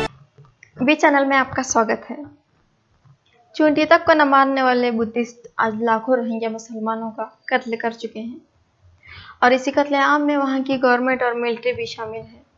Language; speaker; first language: Hindi; native; Hindi